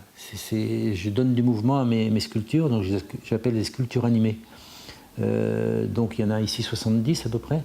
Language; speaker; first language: French; native; French